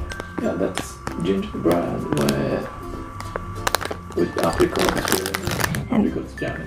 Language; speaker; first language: English; non-native, fluent; Romanian